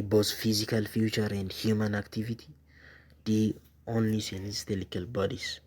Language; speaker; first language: English; non-native, local second language; Amharic